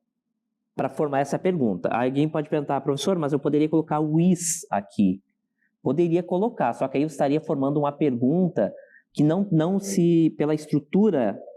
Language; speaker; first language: Portuguese; native; Portuguese